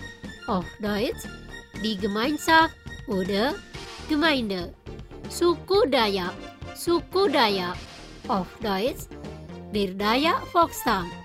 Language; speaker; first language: German; non-native, fluent; Indonesian